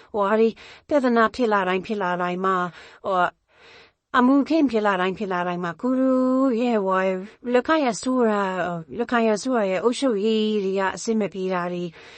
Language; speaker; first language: Burmese; native; Burmese